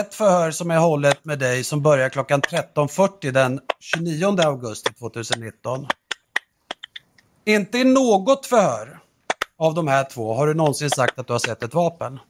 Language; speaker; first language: Swedish; native; Swedish